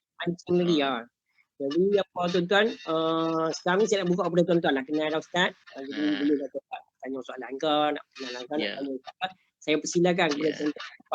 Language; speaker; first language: Malay; native; Malay